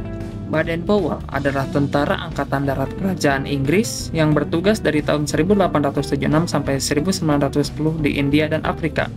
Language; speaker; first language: Indonesian; native; Indonesian